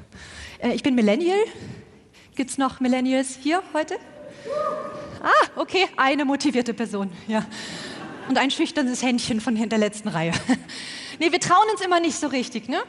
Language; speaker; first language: German; native; German